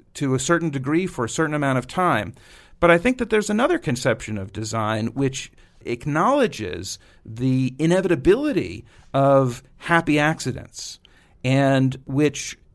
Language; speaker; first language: English; native; English